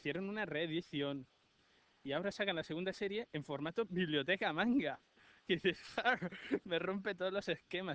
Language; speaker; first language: Spanish; native; Spanish